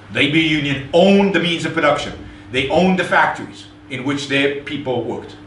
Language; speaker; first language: English; non-native, fluent; Hebrew